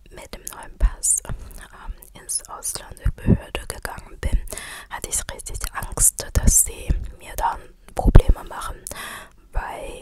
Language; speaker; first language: German; non-native, fluent; Chinese